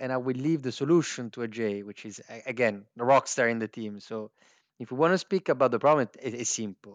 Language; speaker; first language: English; non-native, fluent; Italian